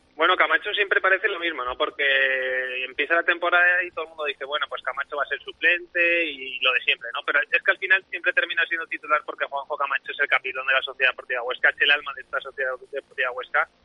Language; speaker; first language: Spanish; native; Spanish